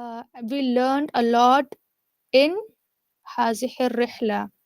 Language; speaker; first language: English; non-native, learner; Urdu